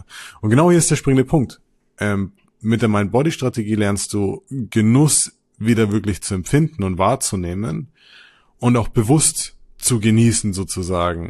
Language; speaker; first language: German; native; German